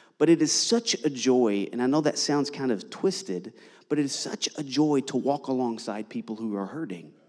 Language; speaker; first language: English; native; English